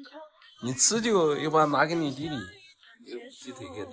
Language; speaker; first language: Chinese; native; Chinese